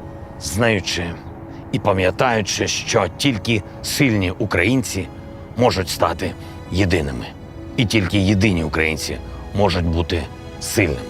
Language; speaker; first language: Ukrainian; non-native, local second language; Russian